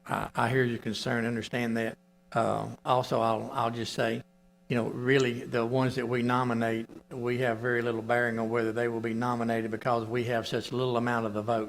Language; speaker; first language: English; native; English